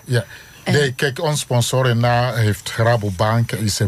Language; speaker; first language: Dutch; non-native, learner; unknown